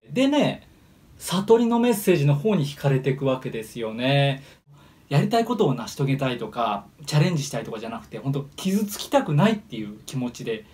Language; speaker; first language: Japanese; native; Japanese